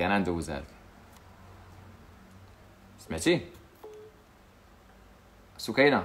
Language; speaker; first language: Arabic; native; Arabic